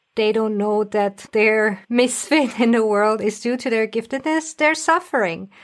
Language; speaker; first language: English; non-native, fluent; German